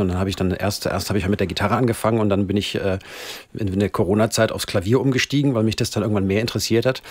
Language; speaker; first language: German; native; German